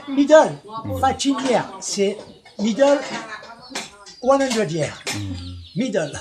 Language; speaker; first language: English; non-native, learner; French